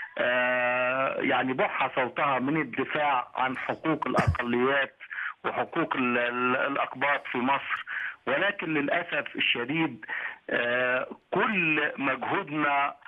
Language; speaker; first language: Arabic; native; Arabic